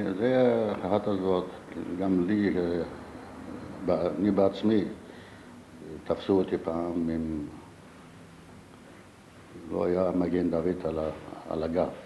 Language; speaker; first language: Hebrew; non-native, fluent; Yiddish